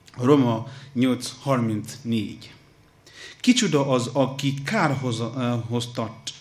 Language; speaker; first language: Hungarian; non-native, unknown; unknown